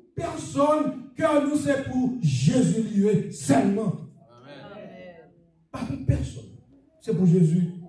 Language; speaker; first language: French; non-native, learner; English